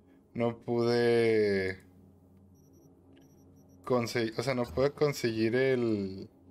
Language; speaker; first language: Spanish; native; Spanish